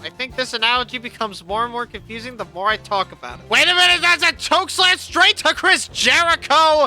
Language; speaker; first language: English; native; English